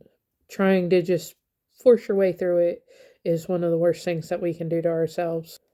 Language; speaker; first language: English; native; English